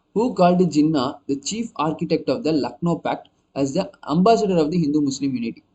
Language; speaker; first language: English; non-native, local second language; Tamil